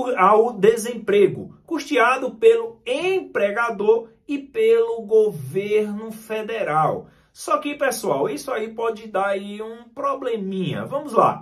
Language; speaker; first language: Portuguese; native; Portuguese